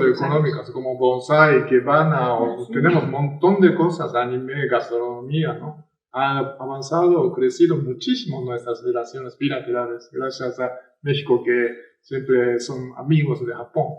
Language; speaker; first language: Spanish; non-native, fluent; Japanese